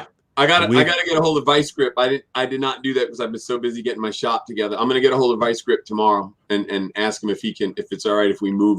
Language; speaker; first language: English; native; English